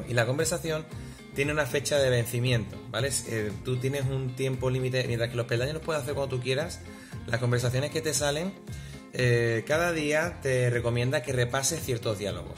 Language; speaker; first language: Spanish; native; Spanish